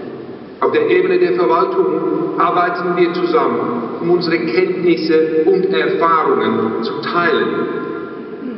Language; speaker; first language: German; non-native, fluent; Dutch